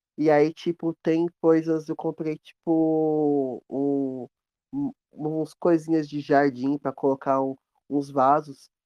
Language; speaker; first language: Portuguese; native; Portuguese